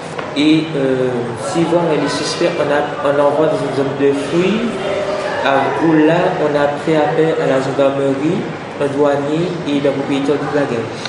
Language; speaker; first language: French; native; French